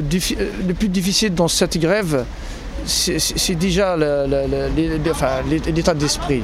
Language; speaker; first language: French; non-native, local second language; Arabic